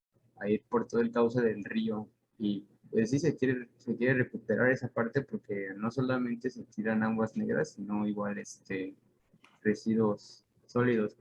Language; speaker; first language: Spanish; native; Spanish